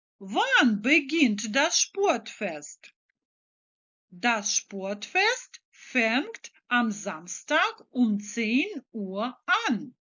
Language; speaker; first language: German; non-native, fluent; Ukrainian